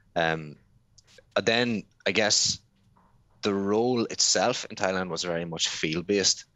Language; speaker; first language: English; native; English